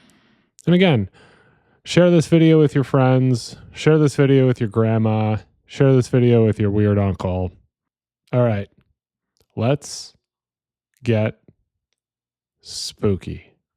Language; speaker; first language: English; native; English